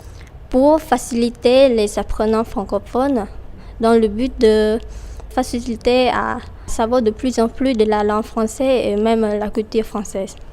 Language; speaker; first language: French; non-native, fluent; Khmer